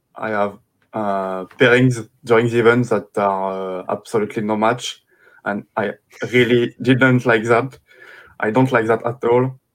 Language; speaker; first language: English; non-native, fluent; French